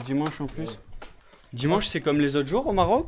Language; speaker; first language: French; native; French